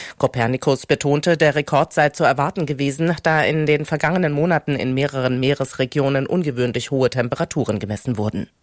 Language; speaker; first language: German; native; German